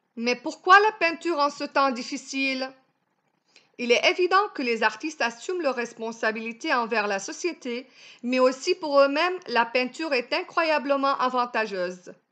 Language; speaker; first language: French; non-native, local second language; Arabic